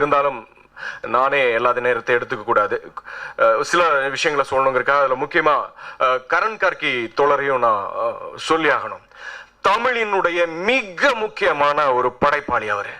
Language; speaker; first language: Tamil; native; Tamil